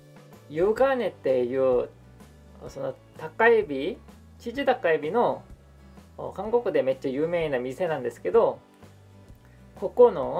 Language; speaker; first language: Japanese; non-native, fluent; Korean